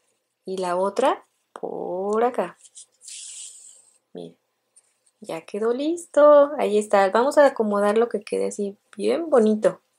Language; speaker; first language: Spanish; native; Spanish